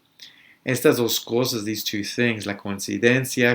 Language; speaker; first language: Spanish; early bilingual, other home language; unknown